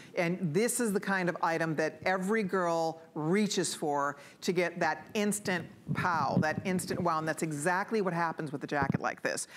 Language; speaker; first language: English; native; English